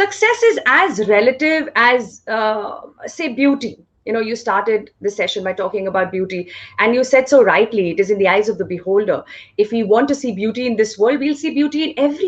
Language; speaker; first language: English; non-native, local second language; Hindi